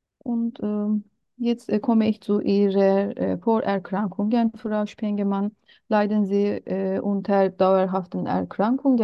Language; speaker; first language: German; non-native, learner; Turkish